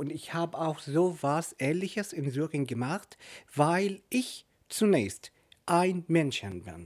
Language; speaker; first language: German; non-native, fluent; Arabic